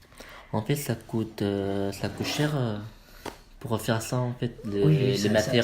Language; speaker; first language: French; non-native, learner; Malay